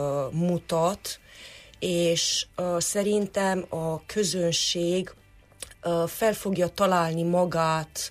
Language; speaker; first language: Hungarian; non-native, local second language; Romanian